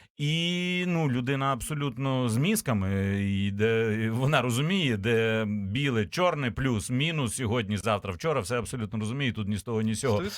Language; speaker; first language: Ukrainian; native; Ukrainian